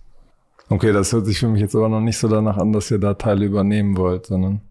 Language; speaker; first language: German; native; German